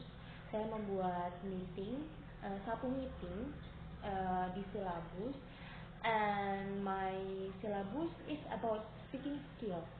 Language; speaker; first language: English; non-native, learner; Indonesian